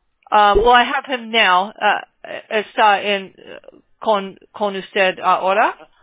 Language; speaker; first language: English; native; English